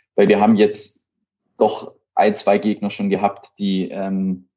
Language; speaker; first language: German; native; German